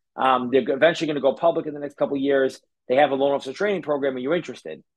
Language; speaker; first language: English; native; English